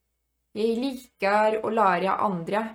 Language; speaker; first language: Norwegian; non-native, fluent; Polish